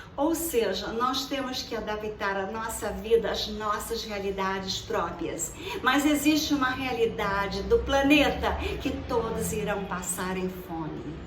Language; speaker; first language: Portuguese; native; Portuguese